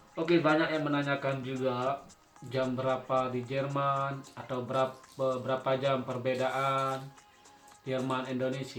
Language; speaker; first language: Indonesian; non-native, local second language; Sasak